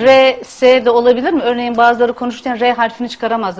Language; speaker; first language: Turkish; native; Turkish